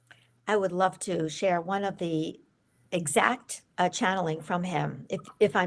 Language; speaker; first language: English; native; English